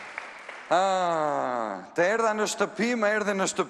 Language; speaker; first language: Albanian; native; Albanian